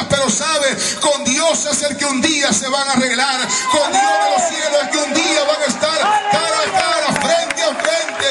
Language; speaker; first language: Spanish; native; Spanish